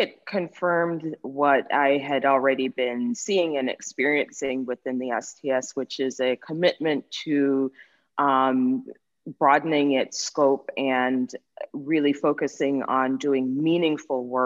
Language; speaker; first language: English; native; English